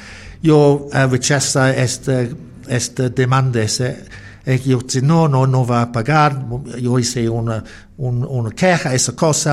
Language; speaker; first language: Spanish; non-native, learner; English